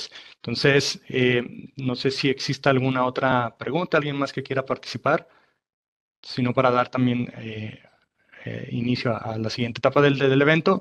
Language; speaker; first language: Spanish; native; Spanish